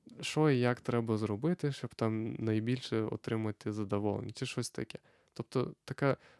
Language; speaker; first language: Ukrainian; non-native, fluent; Lithuanian